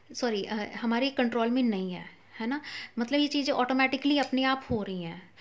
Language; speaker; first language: Hindi; non-native, local second language; Punjabi